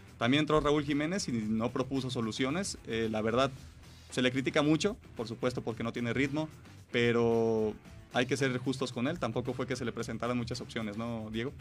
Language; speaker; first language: Spanish; native; Spanish